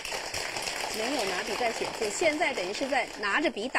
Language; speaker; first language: Chinese; native; Chinese